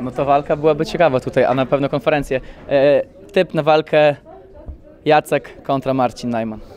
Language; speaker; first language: Polish; native; Polish